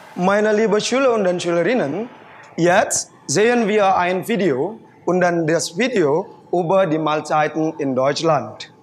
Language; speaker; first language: German; non-native, fluent; Indonesian